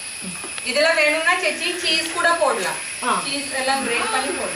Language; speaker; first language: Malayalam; non-native, learner; Tamil